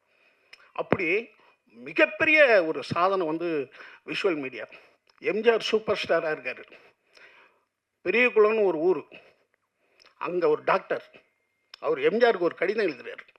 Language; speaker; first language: Tamil; native; Tamil